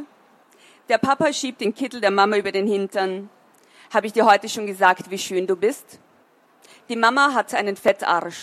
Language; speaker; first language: German; native; German